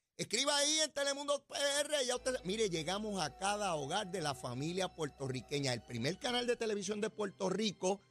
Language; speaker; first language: Spanish; native; Spanish